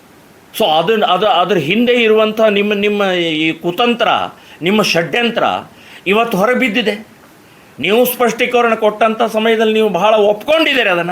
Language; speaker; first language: Kannada; native; Kannada